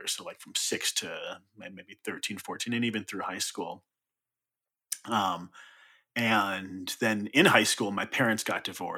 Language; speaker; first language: English; native; English